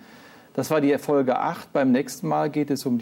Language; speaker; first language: German; native; German